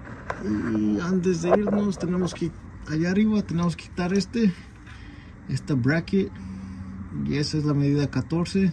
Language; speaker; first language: Spanish; early bilingual, heritage; Spanish